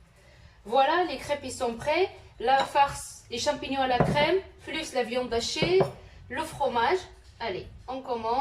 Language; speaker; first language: French; non-native, local second language; Arabic